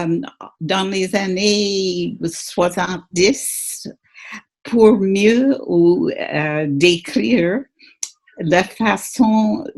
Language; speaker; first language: French; non-native, fluent; English